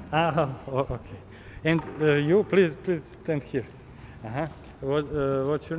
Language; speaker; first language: English; non-native, learner; Serbian